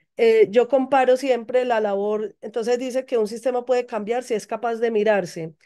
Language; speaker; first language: Spanish; native; Spanish